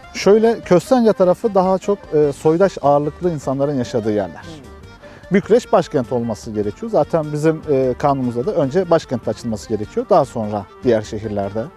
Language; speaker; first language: Turkish; native; Turkish